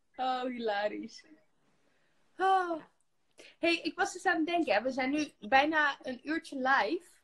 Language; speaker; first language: Dutch; native; Dutch